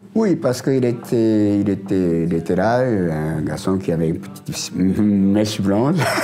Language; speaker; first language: French; non-native, learner; Japanese